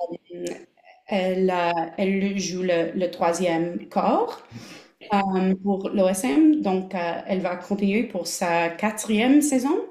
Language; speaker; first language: French; non-native, local second language; English